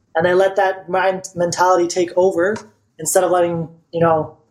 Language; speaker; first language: English; non-native, fluent; Bulgarian